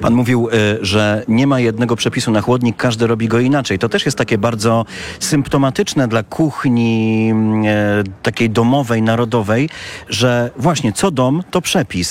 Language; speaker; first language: Polish; native; Polish